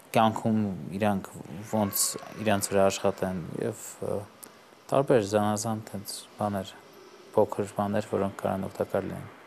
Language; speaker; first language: Armenian; native; Armenian